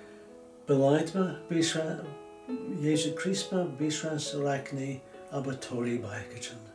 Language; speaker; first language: Nepali; non-native, fluent; English